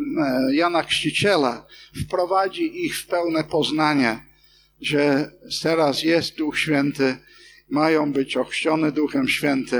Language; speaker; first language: Polish; non-native, fluent; English